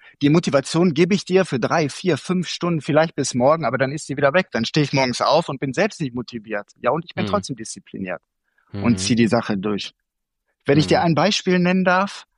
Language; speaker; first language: German; native; German